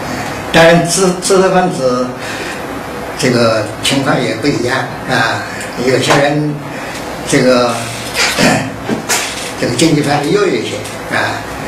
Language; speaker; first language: Chinese; native; Chinese